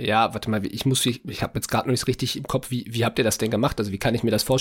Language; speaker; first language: German; native; German